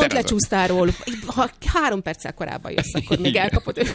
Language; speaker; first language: Hungarian; native; Hungarian